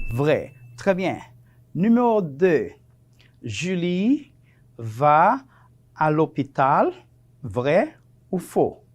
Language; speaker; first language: French; non-native, fluent; Spanish